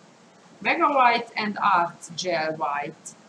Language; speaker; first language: English; non-native, fluent; Hungarian